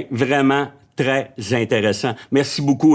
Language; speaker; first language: French; native; French